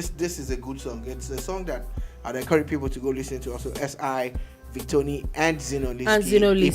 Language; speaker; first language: English; non-native, local second language; Yoruba